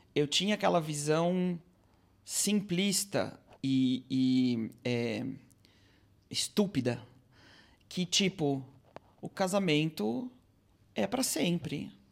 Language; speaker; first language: Portuguese; native; Portuguese